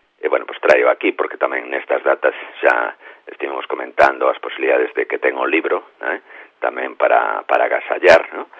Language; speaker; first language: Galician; native; Galician